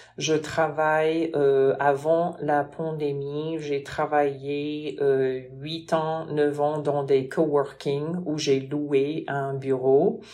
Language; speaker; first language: French; non-native, fluent; English